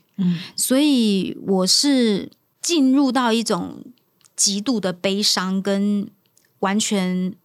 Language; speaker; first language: Chinese; non-native, local second language; Min Nan Chinese